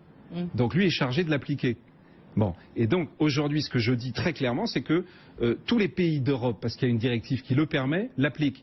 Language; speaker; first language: French; native; French